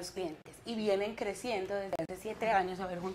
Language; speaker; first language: Spanish; native; Spanish